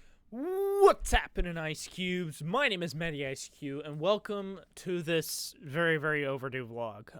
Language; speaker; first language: English; native; English